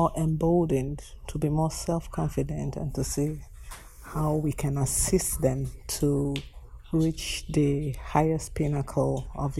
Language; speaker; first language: English; non-native, local second language; Igbo